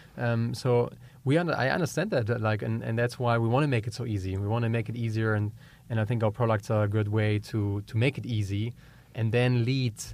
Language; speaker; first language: English; non-native, fluent; German